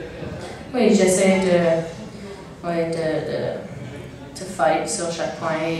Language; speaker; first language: French; non-native, local second language; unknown